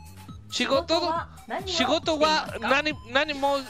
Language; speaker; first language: Japanese; non-native, learner; Portuguese